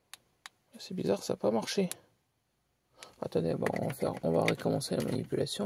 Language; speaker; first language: French; native; French